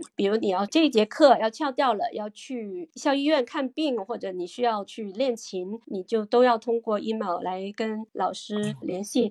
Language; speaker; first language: Chinese; non-native, local second language; Cantonese